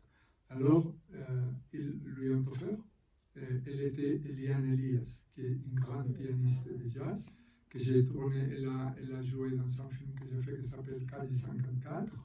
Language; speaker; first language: French; non-native, fluent; Spanish